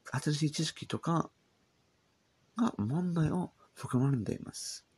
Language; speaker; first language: Japanese; non-native, learner; English